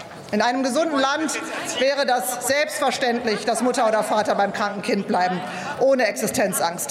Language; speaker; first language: German; native; German